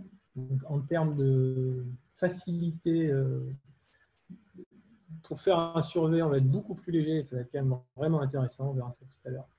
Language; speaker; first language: French; native; French